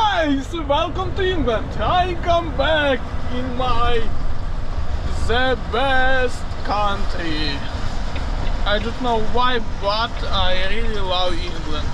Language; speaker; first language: English; non-native, learner; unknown